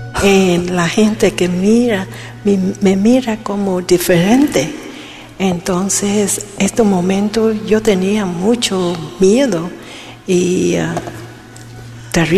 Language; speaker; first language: Spanish; non-native, learner; Vietnamese